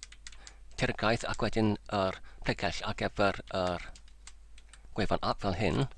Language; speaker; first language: Welsh; non-native, learner; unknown